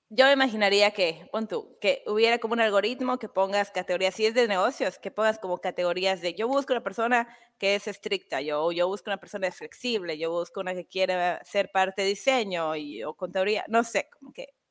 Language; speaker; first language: Spanish; native; Spanish